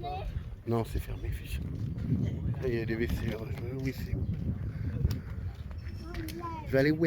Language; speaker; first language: French; native; French